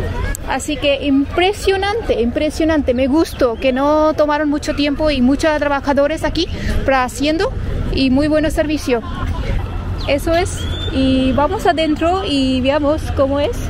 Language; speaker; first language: Spanish; non-native, learner; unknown